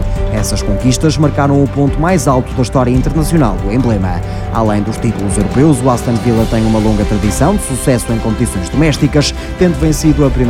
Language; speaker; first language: Portuguese; native; Portuguese